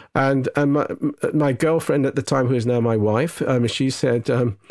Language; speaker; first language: English; non-native, local second language; Japanese